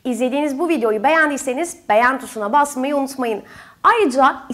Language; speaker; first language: Turkish; native; Turkish